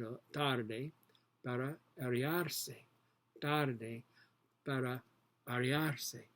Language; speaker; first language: Spanish; non-native, learner; English